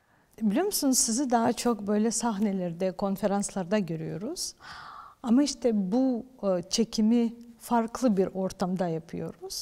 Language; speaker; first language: Turkish; non-native, fluent; Ukrainian